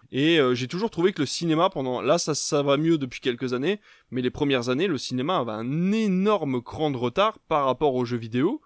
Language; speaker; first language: French; native; French